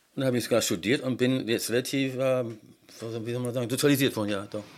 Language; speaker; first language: German; early bilingual, heritage; German